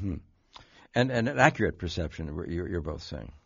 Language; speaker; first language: English; native; English